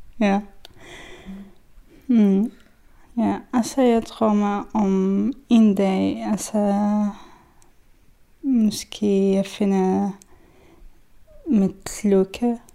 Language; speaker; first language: Danish; non-native, fluent; Arabic